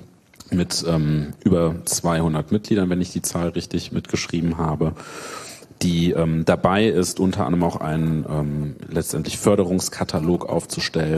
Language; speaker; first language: German; native; German